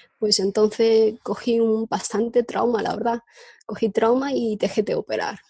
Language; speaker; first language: Spanish; non-native, fluent; Chinese